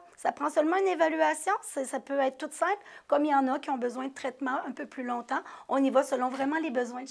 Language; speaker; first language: French; native; French